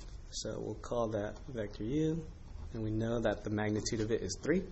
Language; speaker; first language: English; native; English